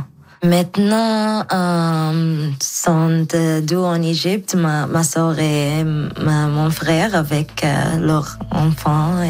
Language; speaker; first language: French; non-native, learner; Arabic